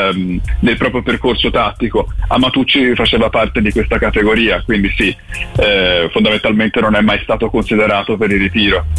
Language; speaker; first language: Italian; native; Italian